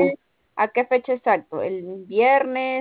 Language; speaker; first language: Spanish; native; Spanish